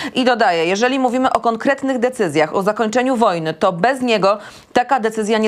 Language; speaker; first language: Polish; native; Polish